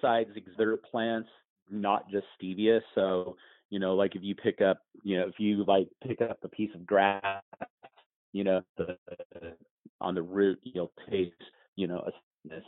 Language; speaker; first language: English; native; English